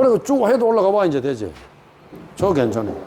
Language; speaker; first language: Korean; native; Korean